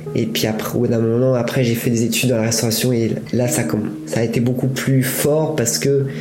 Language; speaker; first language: French; native; French